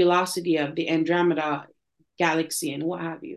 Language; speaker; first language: English; native; English